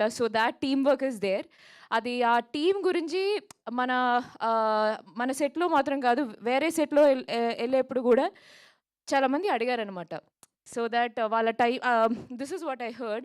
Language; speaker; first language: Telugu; non-native, local second language; Malayalam